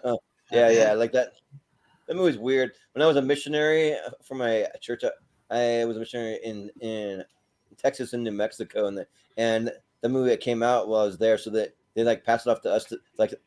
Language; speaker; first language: English; native; English